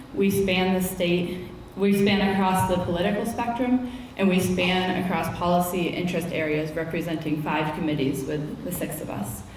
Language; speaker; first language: English; native; English